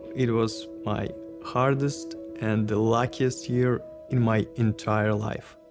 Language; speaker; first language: English; non-native, learner; Ukrainian